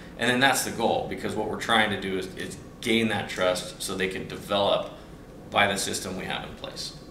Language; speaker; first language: English; native; English